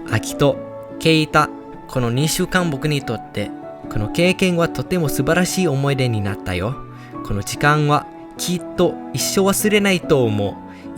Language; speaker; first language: Japanese; non-native, learner; Thai